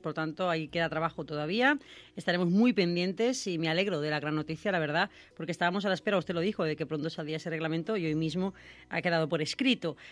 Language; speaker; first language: Spanish; non-native, local second language; Catalan